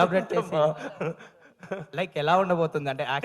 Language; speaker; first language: Telugu; native; Telugu